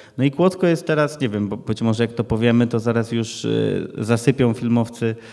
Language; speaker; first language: Polish; native; Polish